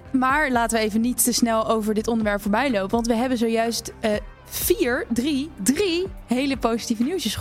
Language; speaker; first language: Dutch; native; Dutch